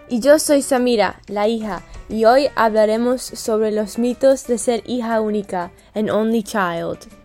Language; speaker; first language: Spanish; early bilingual, heritage; Spanish